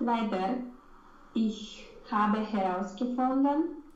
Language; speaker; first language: German; non-native, learner; Romanian